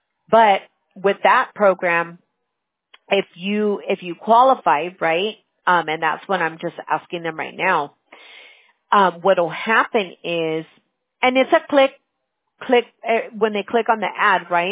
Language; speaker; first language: English; early bilingual, other home language; Spanish